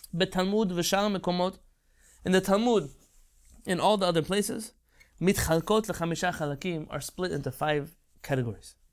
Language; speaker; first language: English; native; English